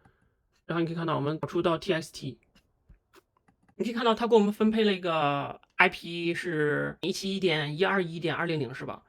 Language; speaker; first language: Chinese; native; Chinese